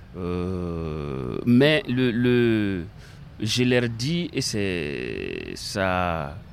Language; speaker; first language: French; non-native, local second language; Bambara